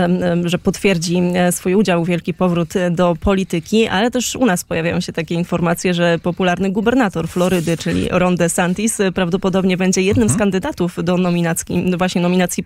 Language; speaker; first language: Polish; native; Polish